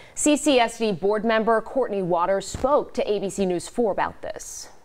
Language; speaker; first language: English; native; English